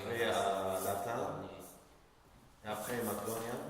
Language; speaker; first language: French; non-native, local second language; Arabic